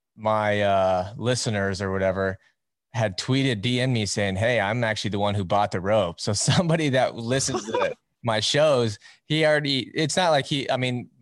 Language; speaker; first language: English; native; English